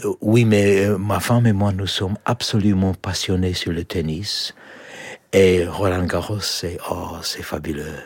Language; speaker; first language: French; non-native, fluent; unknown